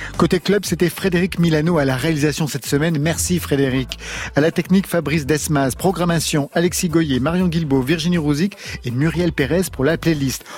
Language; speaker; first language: French; native; French